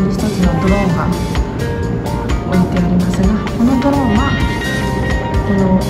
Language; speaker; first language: Japanese; non-native, fluent; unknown